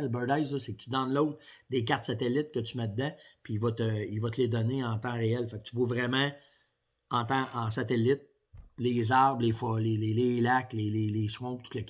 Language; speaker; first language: French; native; French